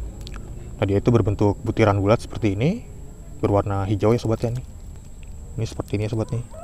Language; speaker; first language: Indonesian; native; Indonesian